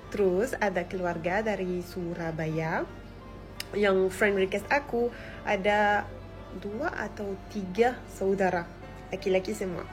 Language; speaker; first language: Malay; non-native, fluent; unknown